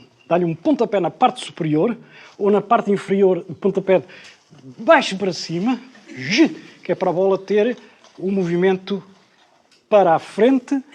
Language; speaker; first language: Portuguese; native; Portuguese